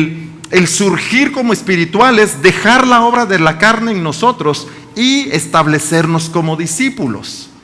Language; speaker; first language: Spanish; native; Spanish